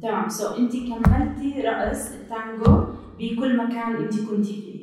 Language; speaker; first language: Arabic; native; Arabic